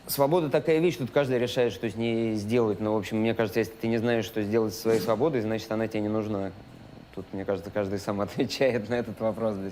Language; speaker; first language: Russian; native; Russian